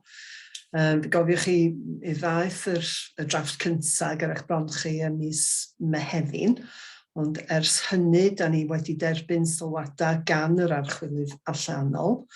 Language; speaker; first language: Welsh; native; Welsh